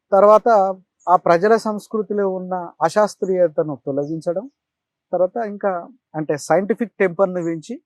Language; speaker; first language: Telugu; native; Telugu